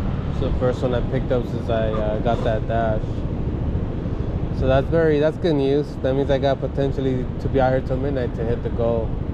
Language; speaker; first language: English; early bilingual, other home language; Spanish